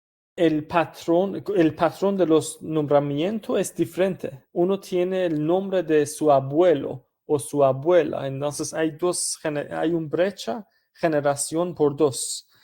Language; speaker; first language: Spanish; non-native, fluent; Persian